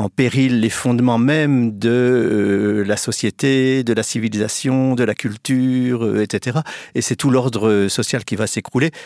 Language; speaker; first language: French; native; French